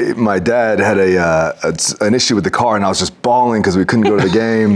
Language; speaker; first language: English; native; English